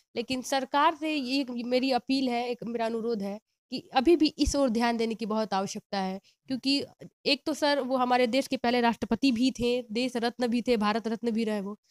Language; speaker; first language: Hindi; native; Hindi